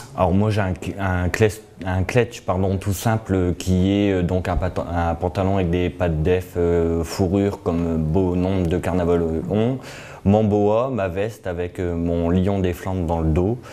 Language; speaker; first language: French; native; French